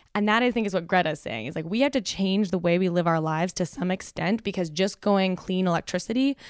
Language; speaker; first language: English; native; English